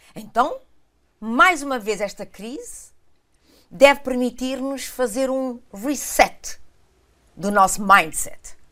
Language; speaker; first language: Portuguese; non-native, local second language; Kabuverdianu